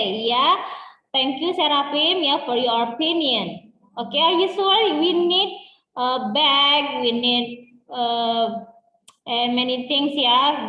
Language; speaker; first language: English; non-native, learner; Indonesian